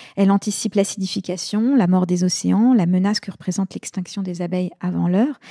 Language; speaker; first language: French; native; French